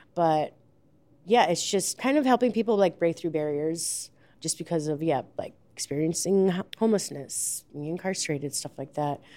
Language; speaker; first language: English; native; English